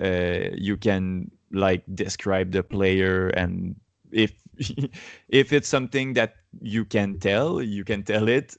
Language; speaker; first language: English; non-native, learner; French